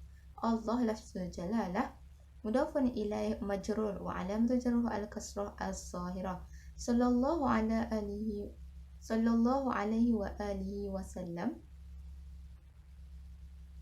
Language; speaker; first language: Arabic; non-native, learner; Malay